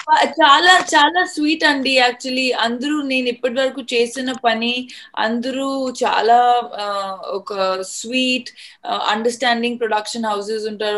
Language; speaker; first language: Telugu; non-native, fluent; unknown